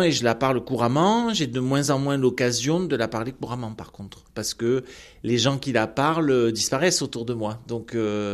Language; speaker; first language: French; non-native, local second language; Occitan